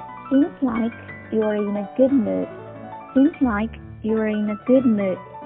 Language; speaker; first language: English; non-native, fluent; Chinese